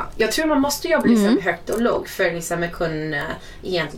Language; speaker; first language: Swedish; non-native, fluent; English